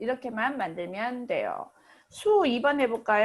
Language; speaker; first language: Korean; native; Korean